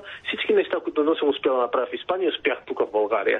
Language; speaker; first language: Bulgarian; non-native, fluent; Spanish